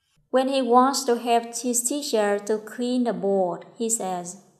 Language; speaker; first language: English; non-native, fluent; Vietnamese